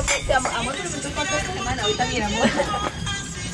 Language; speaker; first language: Spanish; native; Spanish